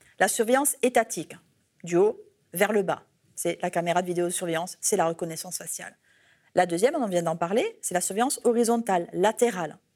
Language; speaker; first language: French; native; French